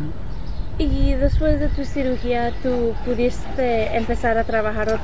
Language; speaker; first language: Spanish; early bilingual, heritage; Spanish